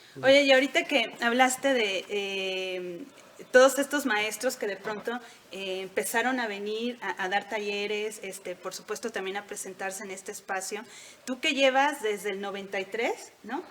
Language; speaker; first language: Spanish; native; Spanish